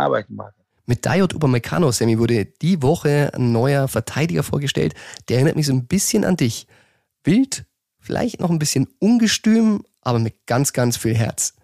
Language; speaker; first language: German; native; German